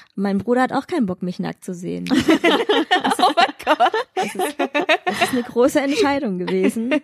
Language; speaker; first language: German; native; German